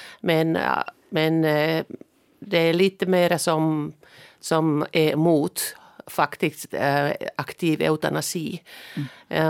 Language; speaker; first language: Swedish; non-native, local second language; Finnish